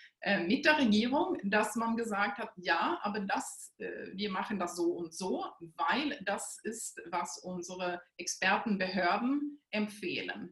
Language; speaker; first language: German; non-native, fluent; Swedish